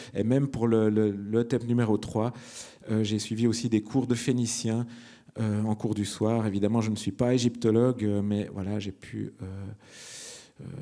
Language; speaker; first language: French; native; French